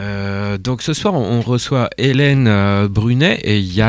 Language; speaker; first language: French; native; French